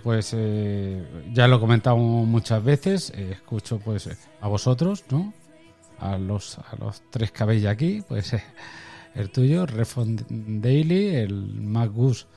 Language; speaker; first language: Spanish; native; Spanish